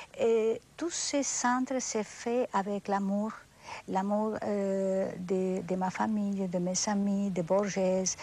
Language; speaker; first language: French; non-native, fluent; Spanish